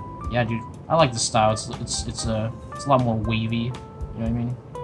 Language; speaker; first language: English; native; English